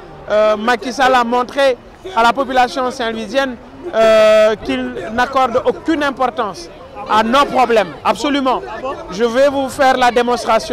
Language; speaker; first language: French; non-native, local second language; Wolof